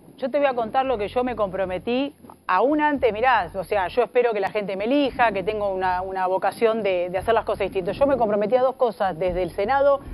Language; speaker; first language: Spanish; native; Spanish